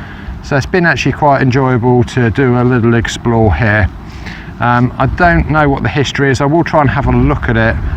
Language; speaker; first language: English; native; English